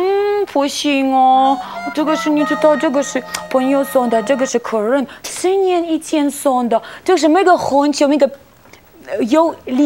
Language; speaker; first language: Chinese; non-native, learner; Russian